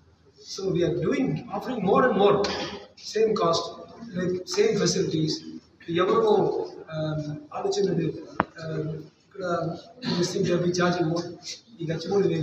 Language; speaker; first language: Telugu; non-native, learner; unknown